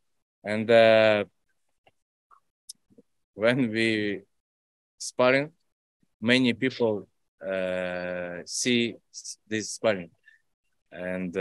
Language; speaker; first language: English; non-native, learner; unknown